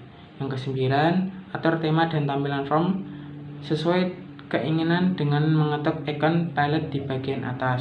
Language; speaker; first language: Indonesian; native; Indonesian